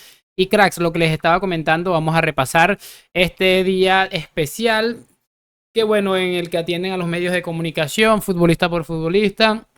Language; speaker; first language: Spanish; native; Spanish